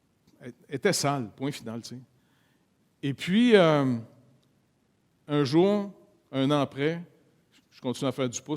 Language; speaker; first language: French; native; French